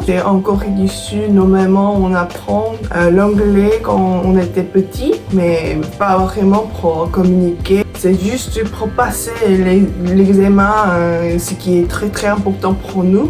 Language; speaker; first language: French; non-native, fluent; Korean